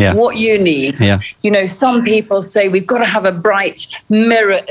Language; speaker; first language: English; native; English